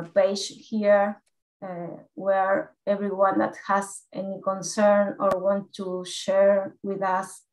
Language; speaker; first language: English; non-native, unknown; Spanish